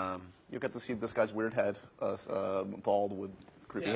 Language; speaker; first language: English; native; English